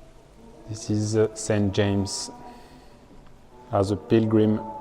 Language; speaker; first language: English; non-native, learner; French